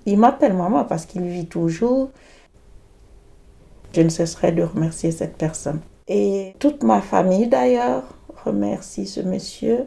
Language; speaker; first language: French; native; French